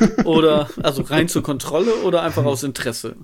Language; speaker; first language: German; native; German